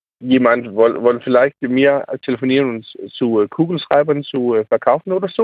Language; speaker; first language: German; non-native, learner; Danish